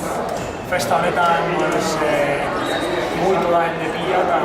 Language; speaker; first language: Basque; non-native, local second language; Spanish